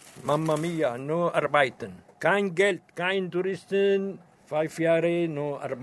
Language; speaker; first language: German; non-native, learner; Arabic